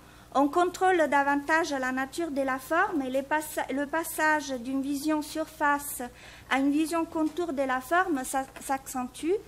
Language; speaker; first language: French; native; French